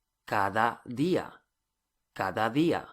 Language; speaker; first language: Spanish; non-native, fluent; English